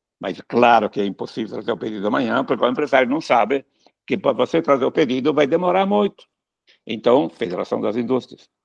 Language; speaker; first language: Portuguese; non-native, fluent; Italian